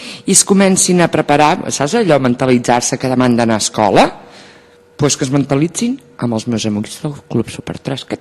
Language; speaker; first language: Catalan; native; Catalan